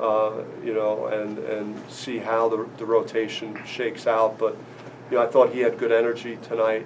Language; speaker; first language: English; native; English